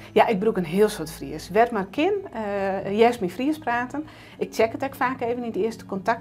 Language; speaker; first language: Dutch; non-native, local second language; Western Frisian